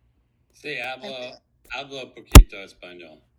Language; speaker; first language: Spanish; non-native, learner; English